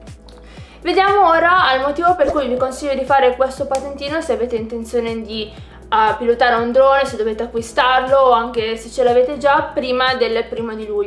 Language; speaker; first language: Italian; native; Italian